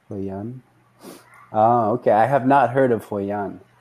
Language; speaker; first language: English; native; English